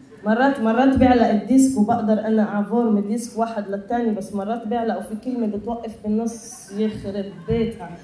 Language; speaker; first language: Arabic; early bilingual, heritage; Arabic